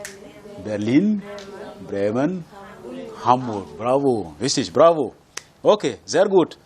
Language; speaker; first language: German; non-native, fluent; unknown